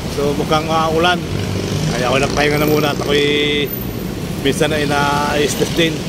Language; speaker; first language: Filipino; native; Filipino